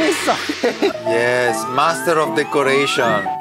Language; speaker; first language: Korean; non-native, learner; Italian